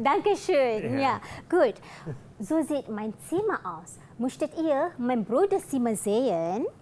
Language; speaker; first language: German; non-native, fluent; Malay